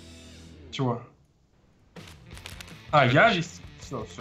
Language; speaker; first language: Russian; native; Russian